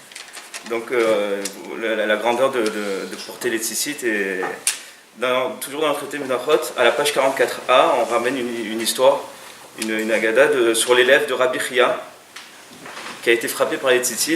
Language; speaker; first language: French; native; French